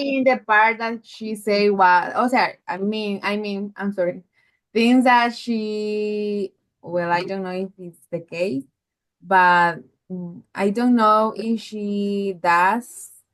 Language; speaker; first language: English; non-native, learner; Spanish